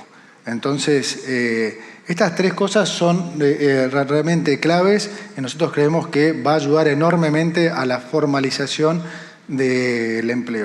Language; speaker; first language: Spanish; native; Spanish